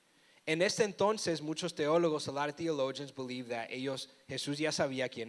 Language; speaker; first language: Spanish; early bilingual, heritage; Spanish